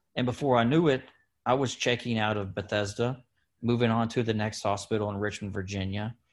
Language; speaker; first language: English; native; English